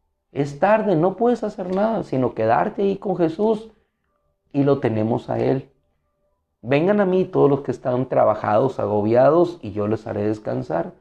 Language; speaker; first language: Spanish; native; Spanish